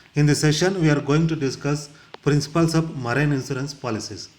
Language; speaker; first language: English; non-native, local second language; Kannada